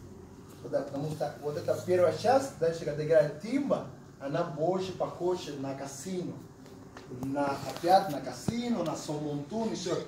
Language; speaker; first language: Russian; non-native, fluent; Spanish